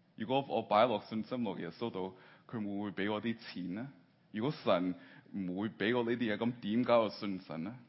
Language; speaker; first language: Cantonese; early bilingual, heritage; Cantonese